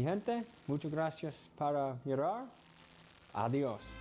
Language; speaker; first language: Spanish; non-native, learner; English